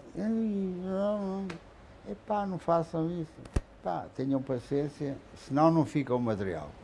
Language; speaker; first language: Portuguese; native; Portuguese